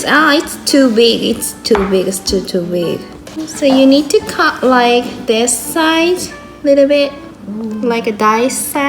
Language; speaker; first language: English; non-native, fluent; Japanese